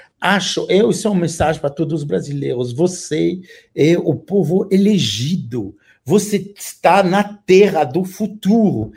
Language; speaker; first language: Portuguese; non-native, fluent; French